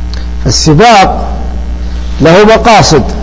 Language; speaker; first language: Arabic; native; Arabic